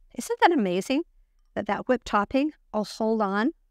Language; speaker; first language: English; native; English